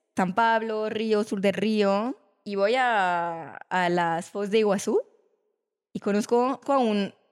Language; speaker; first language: Spanish; non-native, fluent; French